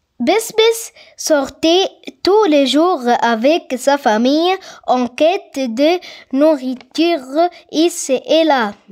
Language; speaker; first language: French; non-native, learner; Arabic